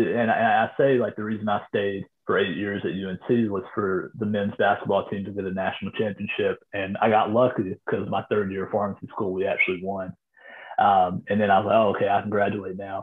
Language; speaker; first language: English; native; English